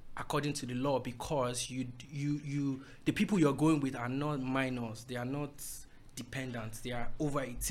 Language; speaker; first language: English; non-native, local second language; Yoruba